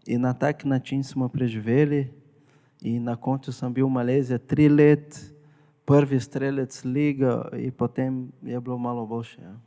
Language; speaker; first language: Slovenian; non-native, fluent; Portuguese